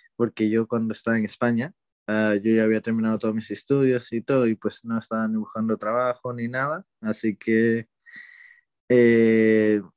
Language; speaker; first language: Spanish; native; Spanish